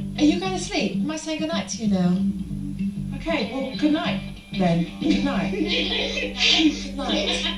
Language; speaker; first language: English; native; English